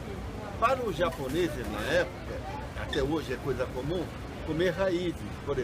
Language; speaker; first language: Portuguese; early bilingual, other home language; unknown